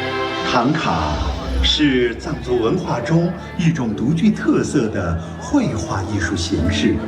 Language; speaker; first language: Chinese; native; Chinese